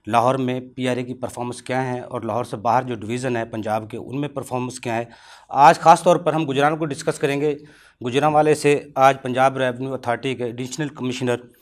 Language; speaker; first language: Urdu; non-native, local second language; Punjabi